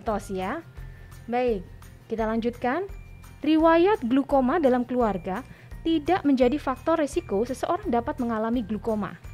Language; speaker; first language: Indonesian; native; Indonesian